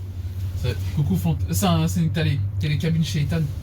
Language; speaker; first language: French; native; French